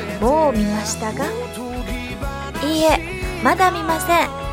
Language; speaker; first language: Japanese; non-native, fluent; Chinese